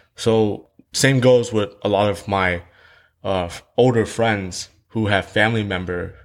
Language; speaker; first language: English; early bilingual, other home language; Vietnamese